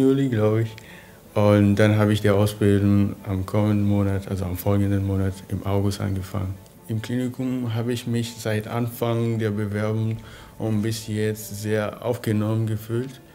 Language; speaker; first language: German; non-native, fluent; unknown